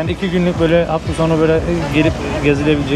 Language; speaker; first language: Turkish; native; Turkish